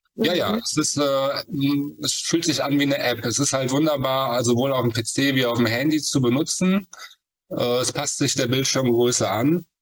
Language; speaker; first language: German; native; German